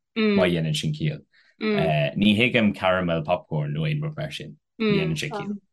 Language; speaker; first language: Irish; non-native, local second language; English